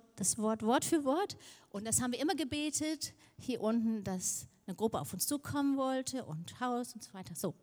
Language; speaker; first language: German; non-native, fluent; Danish